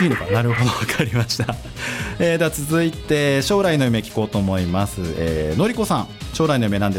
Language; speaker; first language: Japanese; native; Japanese